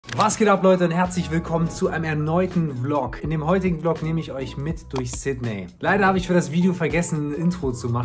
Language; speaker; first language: German; native; German